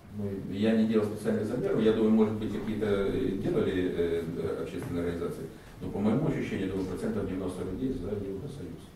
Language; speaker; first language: Russian; non-native, local second language; Ukrainian